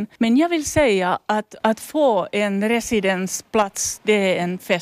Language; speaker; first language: Swedish; non-native, learner; Finnish